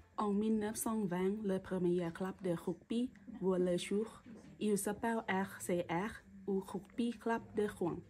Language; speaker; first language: French; non-native, learner; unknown